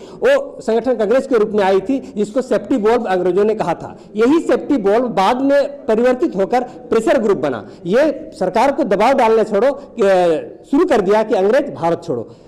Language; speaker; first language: Hindi; native; Hindi